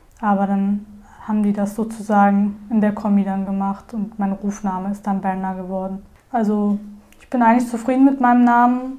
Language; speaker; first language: German; early bilingual, other home language; Turkish